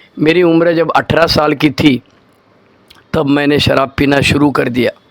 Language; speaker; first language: Hindi; non-native, local second language; Marathi